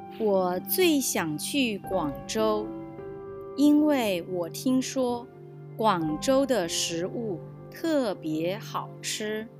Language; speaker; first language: Chinese; early bilingual, heritage; English